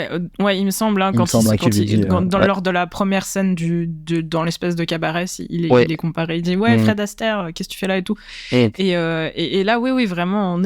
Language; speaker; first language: French; native; French